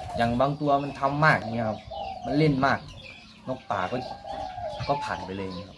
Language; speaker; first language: Thai; non-native, local second language; Northeastern Thai